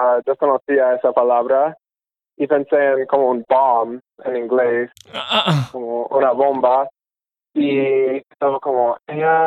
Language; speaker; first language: Spanish; non-native, fluent; English